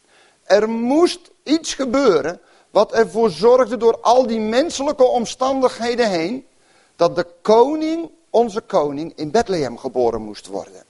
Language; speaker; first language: Dutch; native; Dutch